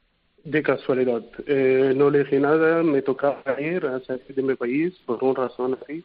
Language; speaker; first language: Spanish; non-native, fluent; Arabic